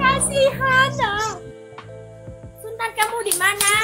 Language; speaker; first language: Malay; non-native, learner; Vietnamese